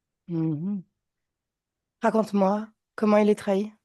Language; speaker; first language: French; native; French